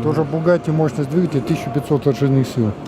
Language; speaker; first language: Russian; native; Russian